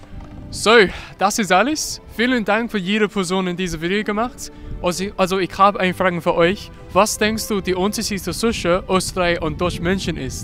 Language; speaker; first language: German; non-native, learner; English